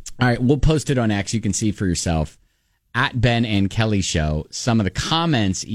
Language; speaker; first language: English; native; English